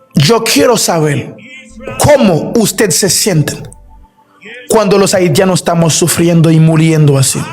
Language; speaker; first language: Spanish; non-native, learner; Haitian Creole